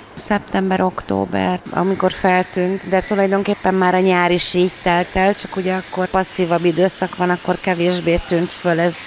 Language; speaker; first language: Hungarian; native; Hungarian